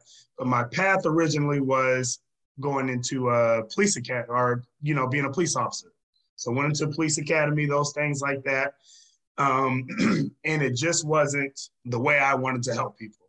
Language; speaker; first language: English; native; English